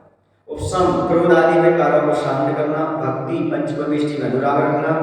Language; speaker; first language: Hindi; native; Hindi